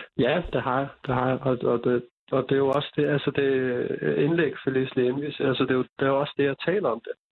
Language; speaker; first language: Danish; early bilingual, other home language; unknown